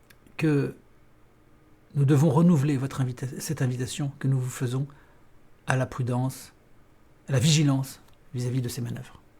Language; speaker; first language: French; native; French